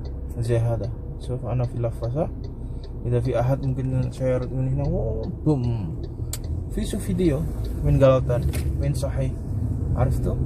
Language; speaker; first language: Arabic; non-native, learner; Indonesian